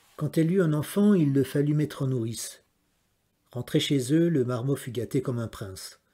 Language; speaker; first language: French; native; French